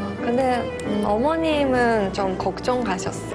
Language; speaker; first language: Korean; non-native, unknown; Japanese